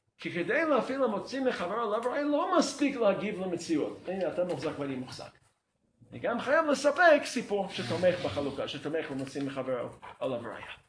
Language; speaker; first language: Hebrew; non-native, fluent; English